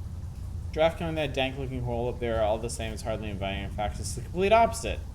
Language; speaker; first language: English; native; English